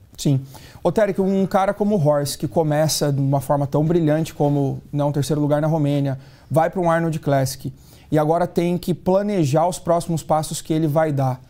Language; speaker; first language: Portuguese; native; Portuguese